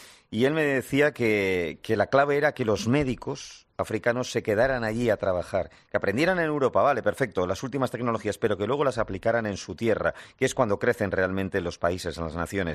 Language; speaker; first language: Spanish; native; Spanish